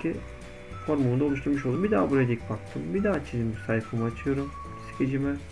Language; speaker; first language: Turkish; native; Turkish